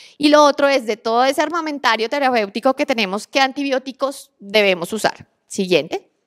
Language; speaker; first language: Spanish; native; Spanish